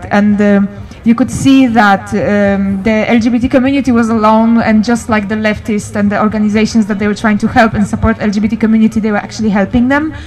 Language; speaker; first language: English; non-native, learner; Polish